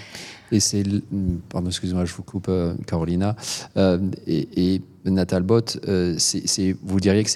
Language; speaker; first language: French; native; French